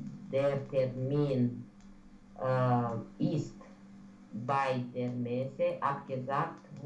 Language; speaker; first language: German; non-native, learner; Romanian